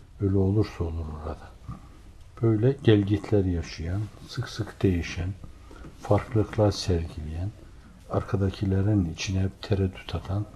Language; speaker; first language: Turkish; native; Turkish